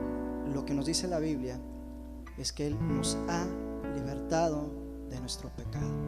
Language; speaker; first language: Spanish; native; Spanish